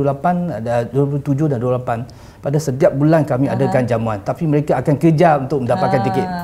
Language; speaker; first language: Malay; native; Malay